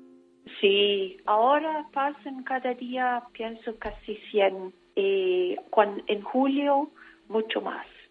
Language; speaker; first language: Spanish; non-native, fluent; English